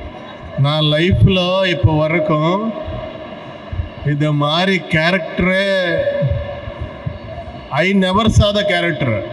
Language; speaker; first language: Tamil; non-native, learner; Telugu